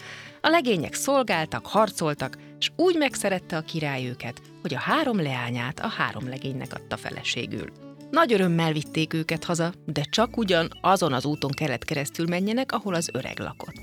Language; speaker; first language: Hungarian; native; Hungarian